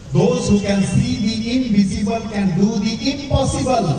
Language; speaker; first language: English; non-native, local second language; Marathi